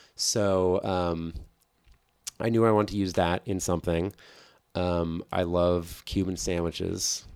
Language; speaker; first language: English; native; English